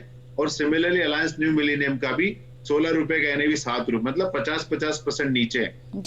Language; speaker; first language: Hindi; native; Hindi